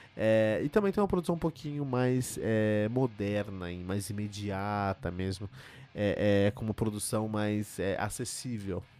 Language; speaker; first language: Portuguese; early bilingual, heritage; Portuguese